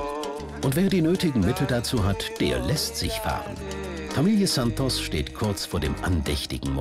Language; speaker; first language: German; native; German